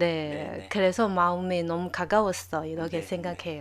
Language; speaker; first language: Korean; non-native, learner; Chinese